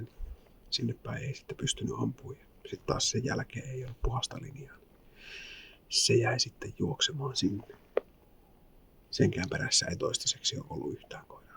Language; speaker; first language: Finnish; native; Finnish